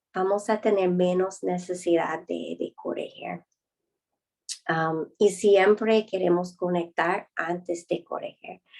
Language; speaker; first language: Spanish; non-native, fluent; English